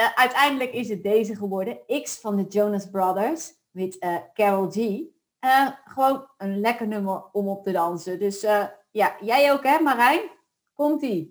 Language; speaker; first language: Dutch; native; Dutch